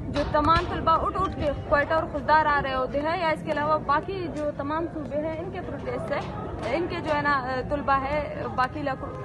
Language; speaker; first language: Urdu; non-native, local second language; Baluchi